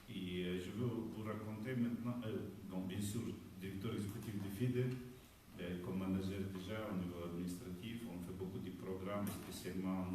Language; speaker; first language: French; non-native, fluent; Romanian